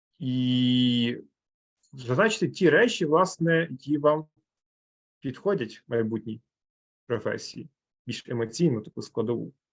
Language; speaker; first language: Ukrainian; native; Ukrainian